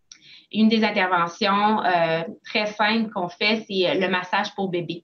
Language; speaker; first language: French; native; French